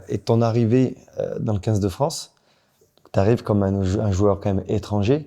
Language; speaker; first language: French; native; French